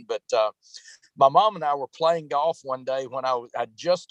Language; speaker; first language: English; native; English